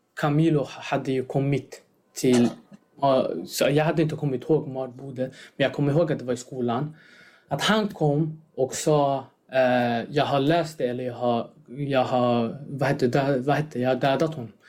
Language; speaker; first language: Swedish; non-native, fluent; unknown